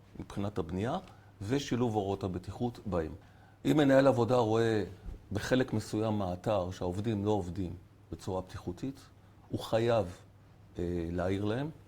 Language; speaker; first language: Hebrew; native; Hebrew